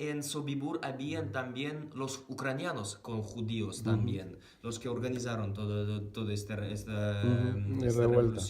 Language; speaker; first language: Spanish; non-native, fluent; Ukrainian